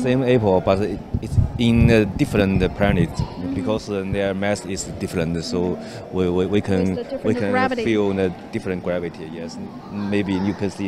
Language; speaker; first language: English; non-native, fluent; Chinese